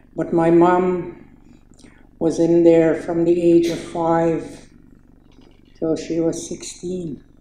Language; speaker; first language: English; native; English